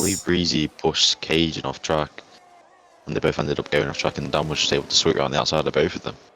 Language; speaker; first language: English; native; English